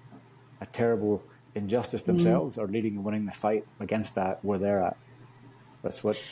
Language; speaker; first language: English; native; English